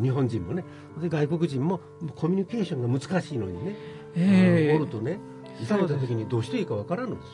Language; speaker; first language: Japanese; native; Japanese